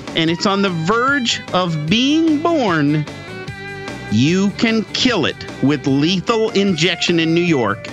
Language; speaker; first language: English; native; English